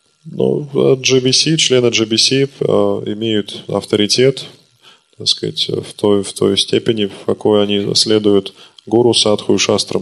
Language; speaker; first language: Russian; native; Russian